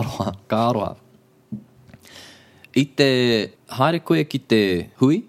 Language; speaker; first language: Māori; non-native, local second language; English